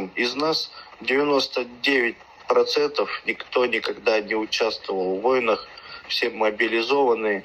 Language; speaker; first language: Russian; native; Russian